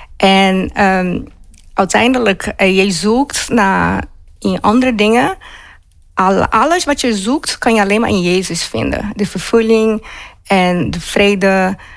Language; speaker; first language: Dutch; non-native, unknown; Portuguese